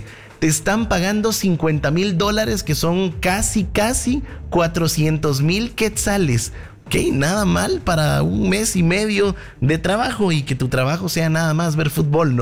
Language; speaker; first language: Spanish; native; Spanish